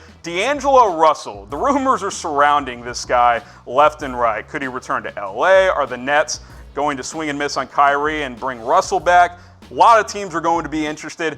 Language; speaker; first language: English; native; English